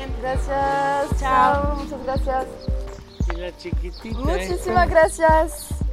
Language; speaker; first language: Spanish; non-native, learner; French